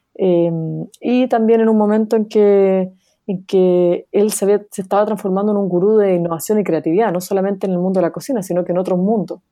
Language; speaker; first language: Spanish; native; Spanish